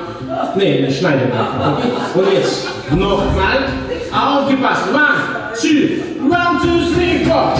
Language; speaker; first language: German; non-native, fluent; Russian